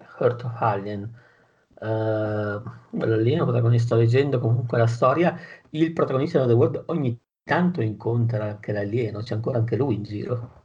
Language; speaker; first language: Italian; native; Italian